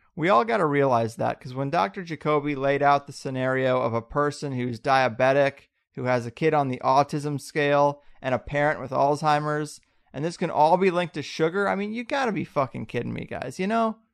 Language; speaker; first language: English; native; English